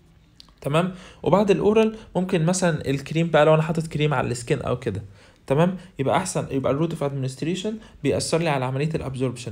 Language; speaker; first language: Arabic; native; Arabic